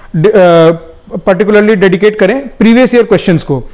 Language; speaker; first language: Hindi; native; Hindi